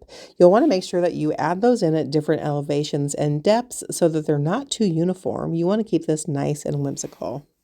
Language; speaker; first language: English; native; English